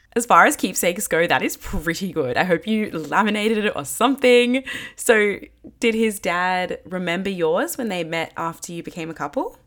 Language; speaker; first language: English; native; English